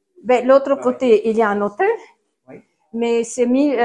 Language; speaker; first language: French; non-native, fluent; Italian